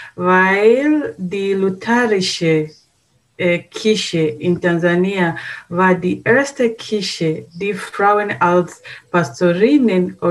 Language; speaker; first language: German; non-native, learner; Swahili